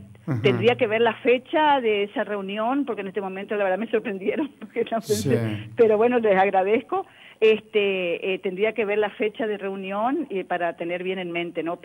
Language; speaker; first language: Spanish; native; Spanish